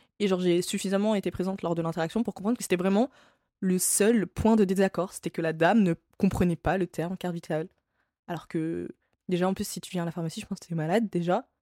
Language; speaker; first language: French; native; French